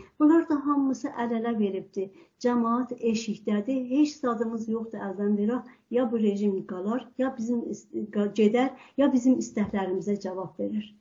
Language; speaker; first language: Azerbaijani; native; Azerbaijani